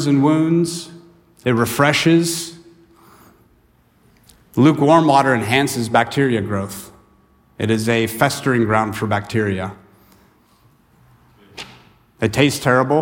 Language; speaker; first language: English; native; English